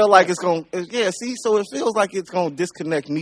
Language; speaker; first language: English; native; English